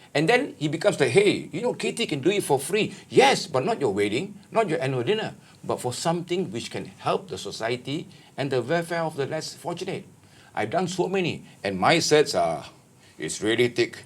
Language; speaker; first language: English; non-native, local second language; Malay